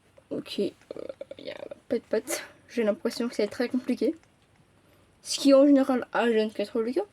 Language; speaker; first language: French; native; French